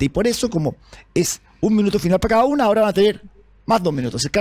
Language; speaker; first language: Spanish; native; Spanish